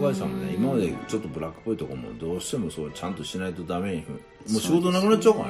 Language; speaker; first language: Japanese; native; Japanese